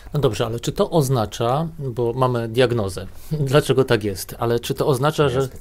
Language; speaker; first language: Polish; native; Polish